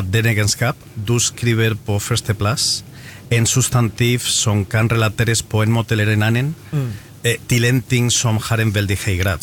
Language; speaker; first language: Norwegian; non-native, fluent; Spanish